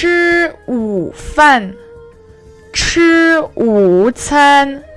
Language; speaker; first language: Chinese; non-native, fluent; French